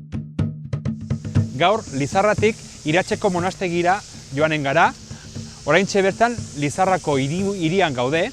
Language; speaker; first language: Basque; native; Basque